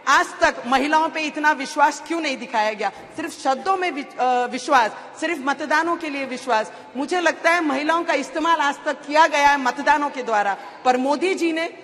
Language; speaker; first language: Hindi; native; Hindi